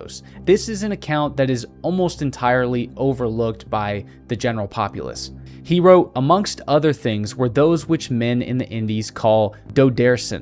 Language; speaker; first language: English; native; English